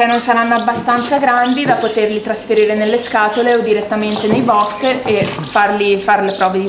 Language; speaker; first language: Italian; native; Italian